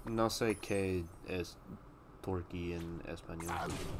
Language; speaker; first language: Spanish; non-native, learner; English